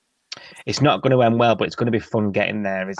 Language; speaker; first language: English; native; English